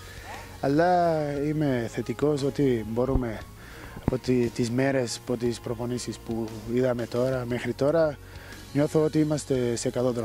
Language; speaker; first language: Greek; non-native, fluent; Portuguese